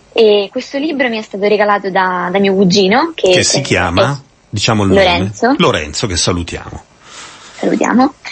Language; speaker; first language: Italian; native; Italian